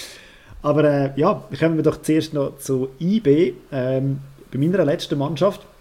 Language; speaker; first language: German; native; German